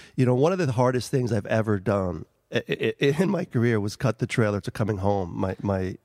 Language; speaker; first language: English; early bilingual, other home language; Albanian